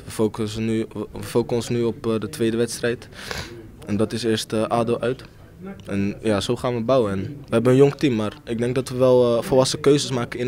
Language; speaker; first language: Dutch; native; Dutch